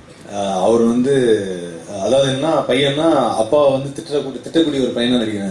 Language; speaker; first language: Tamil; native; Tamil